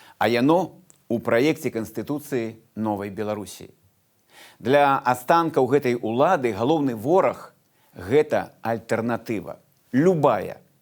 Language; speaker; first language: Belarusian; non-native, local second language; Russian